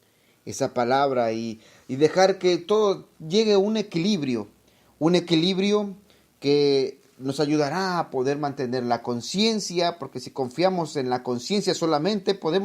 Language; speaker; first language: Spanish; native; Spanish